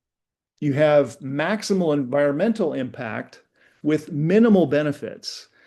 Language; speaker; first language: English; native; English